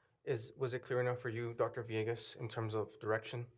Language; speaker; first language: English; native; English